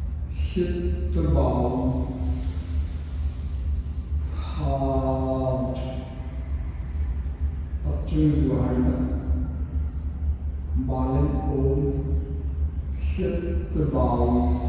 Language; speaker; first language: Vietnamese; non-native, learner; Hindi